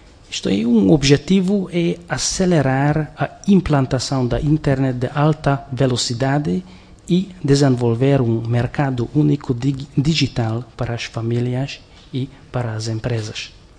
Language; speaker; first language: Portuguese; non-native, fluent; Hungarian